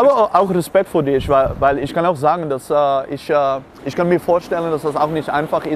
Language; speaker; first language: German; non-native, learner; Dutch